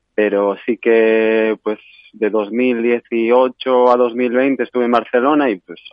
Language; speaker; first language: Spanish; native; Spanish